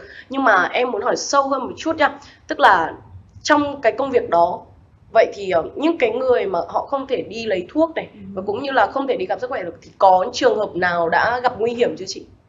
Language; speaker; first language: Vietnamese; native; Vietnamese